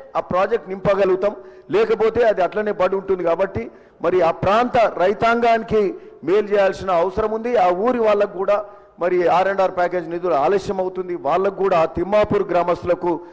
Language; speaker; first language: Telugu; native; Telugu